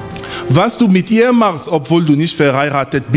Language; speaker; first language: German; non-native, fluent; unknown